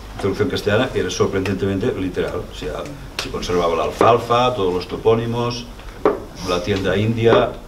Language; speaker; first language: Spanish; non-native, local second language; Catalan